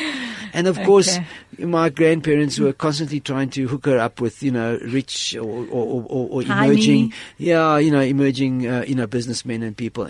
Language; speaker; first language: English; native; English